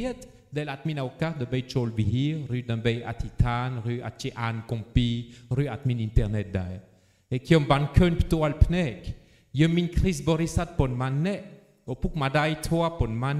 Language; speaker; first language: Khmer; non-native, fluent; French